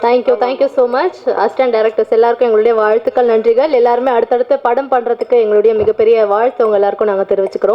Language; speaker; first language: Tamil; native; Tamil